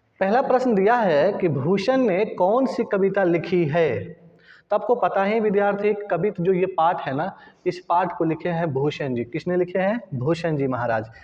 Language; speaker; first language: Hindi; native; Hindi